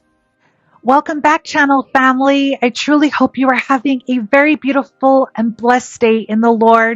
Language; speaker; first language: English; native; English